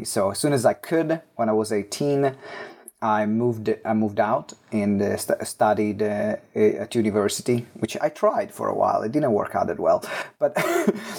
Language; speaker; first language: English; non-native, fluent; Italian